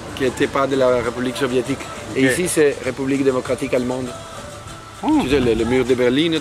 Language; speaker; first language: French; non-native, learner; Spanish